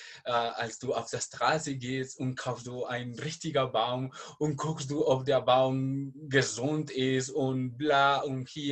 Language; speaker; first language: German; non-native, learner; Spanish